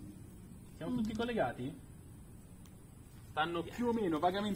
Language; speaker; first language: Italian; native; Italian